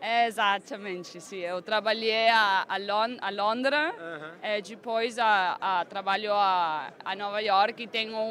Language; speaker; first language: Portuguese; early bilingual, heritage; Spanish